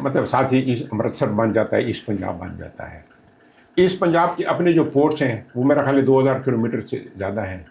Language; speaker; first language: Urdu; non-native, local second language; Pashto